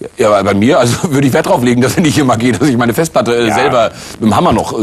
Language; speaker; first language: German; native; German